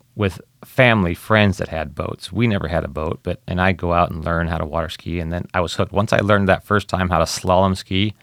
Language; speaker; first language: English; native; English